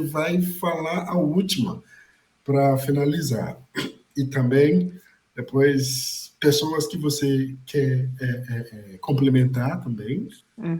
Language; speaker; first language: Portuguese; non-native, fluent; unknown